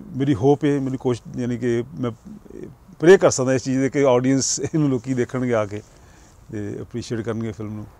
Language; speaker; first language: Punjabi; early bilingual, heritage; Punjabi